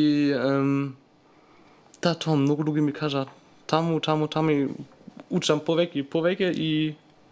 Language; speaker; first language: Macedonian; non-native, learner; German